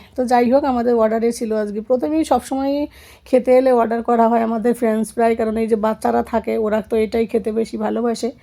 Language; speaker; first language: Bangla; native; Bangla